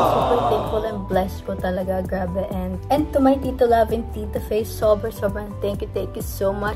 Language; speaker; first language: Filipino; native; Filipino